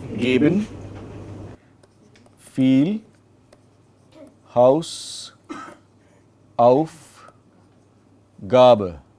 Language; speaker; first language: German; non-native, fluent; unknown